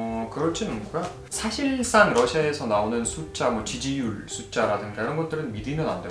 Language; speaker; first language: Korean; non-native, fluent; Russian